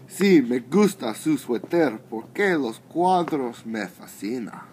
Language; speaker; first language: Spanish; non-native, learner; English